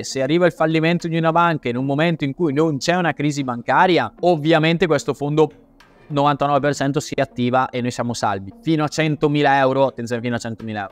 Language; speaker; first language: Italian; native; Italian